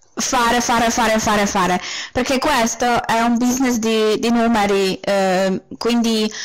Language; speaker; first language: Italian; non-native, fluent; Polish